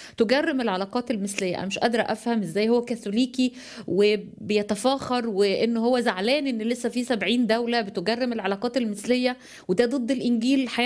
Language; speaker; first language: Arabic; native; Arabic